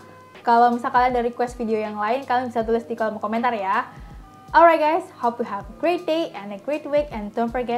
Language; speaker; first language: Indonesian; native; Indonesian